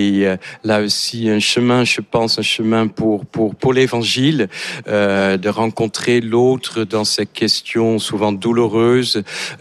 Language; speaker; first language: French; non-native, fluent; Dutch